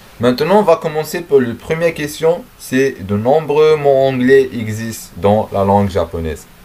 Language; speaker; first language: French; non-native, learner; Arabic